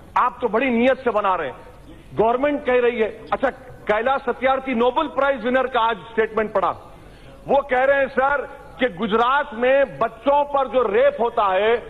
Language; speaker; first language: Hindi; non-native, local second language; Urdu